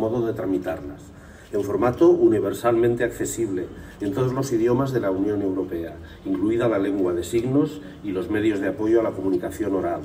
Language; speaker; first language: Spanish; native; Spanish